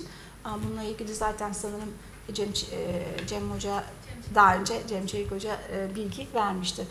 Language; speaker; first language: Turkish; native; Turkish